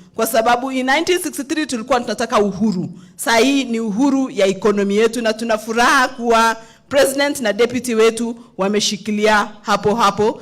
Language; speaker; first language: Swahili; non-native, local second language; Kalenjin